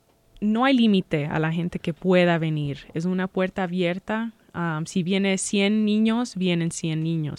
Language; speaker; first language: Spanish; early bilingual, heritage; Spanish